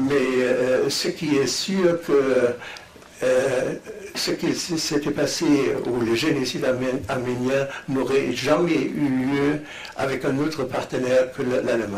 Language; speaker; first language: French; non-native, fluent; German